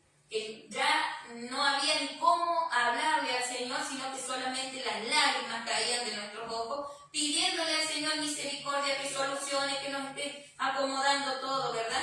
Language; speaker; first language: Spanish; native; Spanish